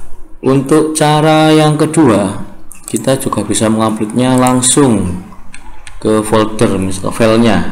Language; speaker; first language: Indonesian; native; Indonesian